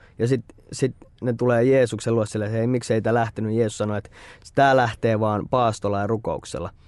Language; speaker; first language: Finnish; native; Finnish